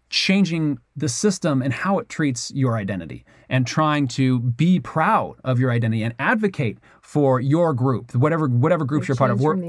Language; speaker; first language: English; native; English